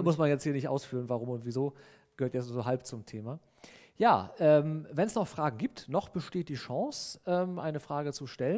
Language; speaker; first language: German; native; German